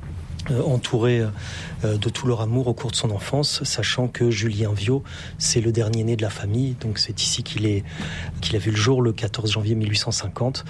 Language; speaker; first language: French; native; French